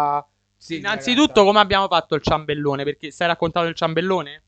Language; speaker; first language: Italian; native; Italian